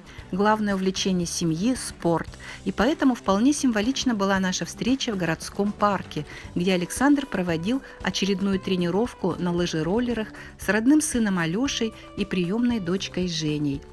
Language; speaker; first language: Russian; native; Russian